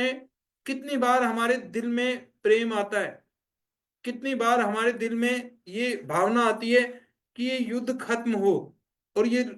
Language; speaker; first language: Hindi; native; Hindi